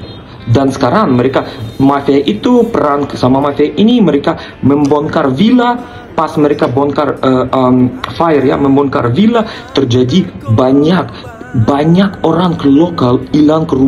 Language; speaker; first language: Indonesian; non-native, learner; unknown